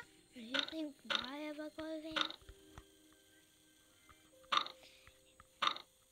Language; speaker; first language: English; native; English